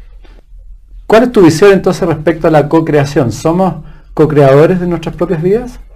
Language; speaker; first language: Spanish; native; Spanish